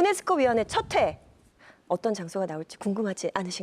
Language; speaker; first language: Korean; native; Korean